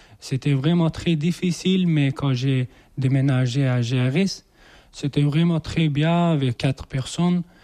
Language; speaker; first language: French; non-native, learner; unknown